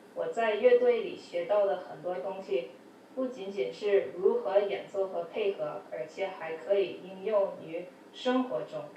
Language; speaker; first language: Chinese; early bilingual, other home language; English